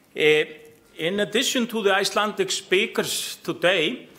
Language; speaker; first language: English; non-native, fluent; Icelandic